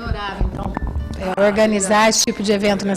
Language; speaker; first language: Portuguese; native; Portuguese